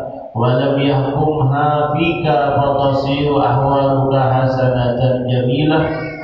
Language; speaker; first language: Arabic; non-native, fluent; Banjar